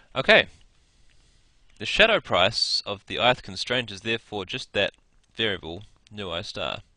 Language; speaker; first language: English; native; English